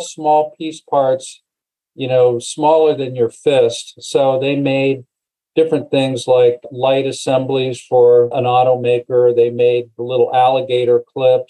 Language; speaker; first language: English; native; English